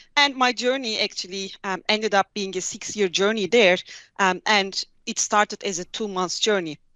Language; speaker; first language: English; non-native, fluent; Turkish